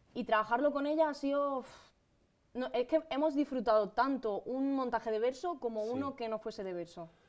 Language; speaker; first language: Spanish; native; Spanish